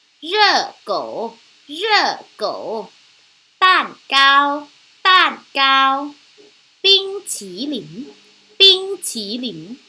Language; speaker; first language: Chinese; non-native, fluent; Thai